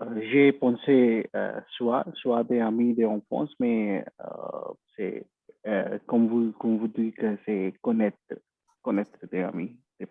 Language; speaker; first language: French; non-native, learner; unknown